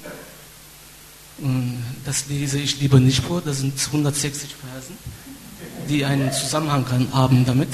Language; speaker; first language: German; non-native, fluent; Turkish